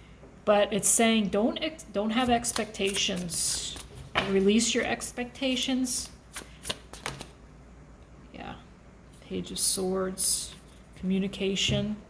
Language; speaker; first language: English; native; English